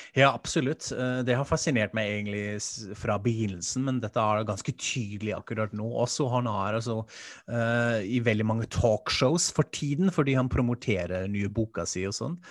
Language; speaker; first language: Norwegian; non-native, fluent; German